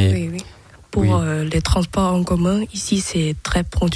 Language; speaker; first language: French; non-native, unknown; Thai